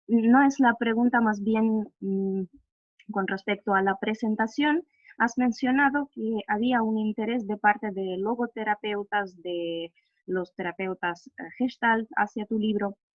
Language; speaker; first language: Spanish; non-native, fluent; Russian